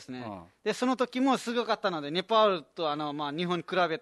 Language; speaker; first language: Japanese; non-native, fluent; Nepali